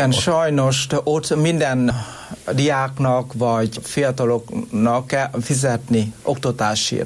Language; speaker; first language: Hungarian; non-native, learner; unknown